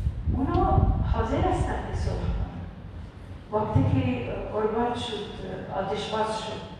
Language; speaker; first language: Persian; non-native, learner; Arabic